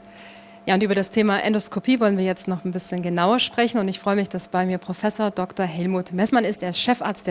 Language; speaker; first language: German; native; German